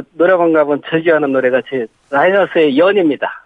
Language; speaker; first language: Korean; native; Korean